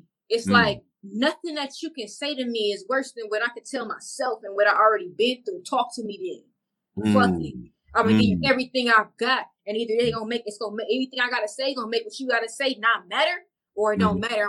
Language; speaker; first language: English; native; English